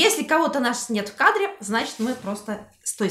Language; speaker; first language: Russian; native; Russian